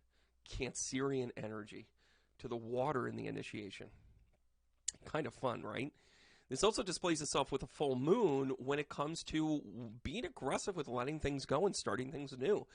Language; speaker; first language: English; native; English